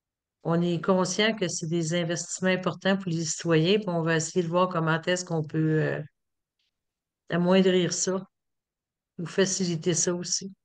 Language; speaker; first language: French; native; French